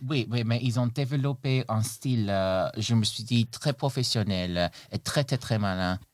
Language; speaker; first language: French; non-native, fluent; Chinese